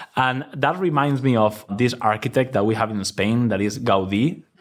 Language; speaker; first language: English; non-native, fluent; Spanish